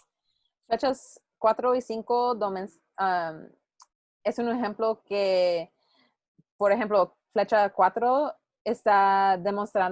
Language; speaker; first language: Spanish; non-native, learner; English